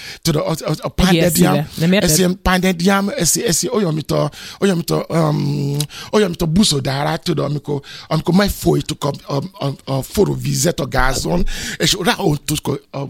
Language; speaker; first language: Hungarian; non-native, fluent; Yoruba